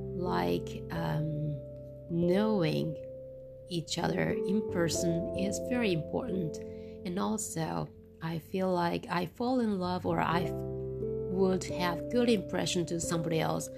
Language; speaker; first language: English; non-native, learner; Japanese